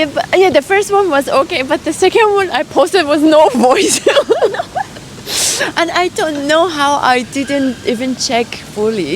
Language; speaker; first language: English; non-native, fluent; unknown